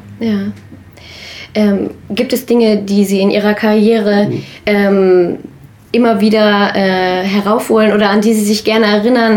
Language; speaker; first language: German; native; German